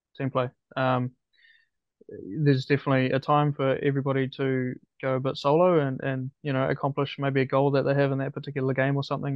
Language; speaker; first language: English; native; English